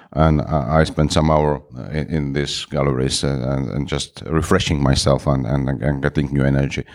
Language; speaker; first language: English; non-native, fluent; Czech